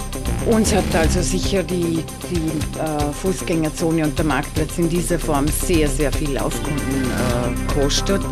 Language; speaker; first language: German; native; German